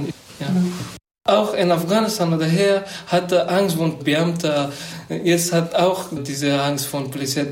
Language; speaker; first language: German; non-native, learner; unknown